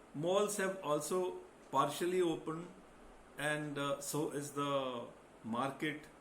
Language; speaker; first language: English; non-native, local second language; Hindi